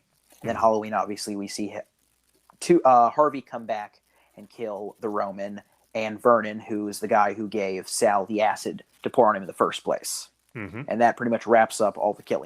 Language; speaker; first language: English; native; English